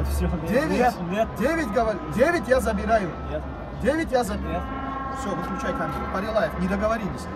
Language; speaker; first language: Russian; native; Russian